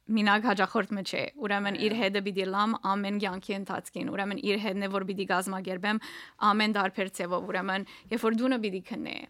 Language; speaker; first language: Armenian; early bilingual, heritage; Armenian